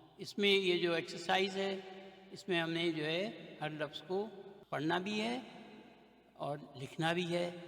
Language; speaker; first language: Urdu; native; Urdu